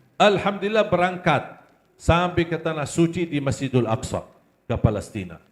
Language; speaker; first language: Malay; non-native, fluent; Arabic